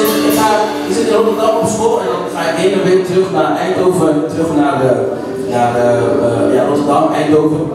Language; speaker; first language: Dutch; native; Dutch